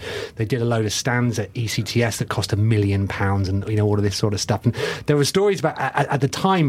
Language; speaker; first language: English; native; English